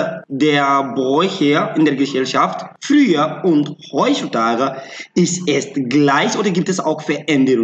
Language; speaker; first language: German; non-native, learner; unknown